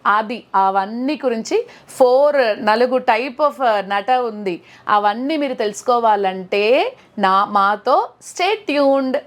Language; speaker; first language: Telugu; non-native, local second language; Tamil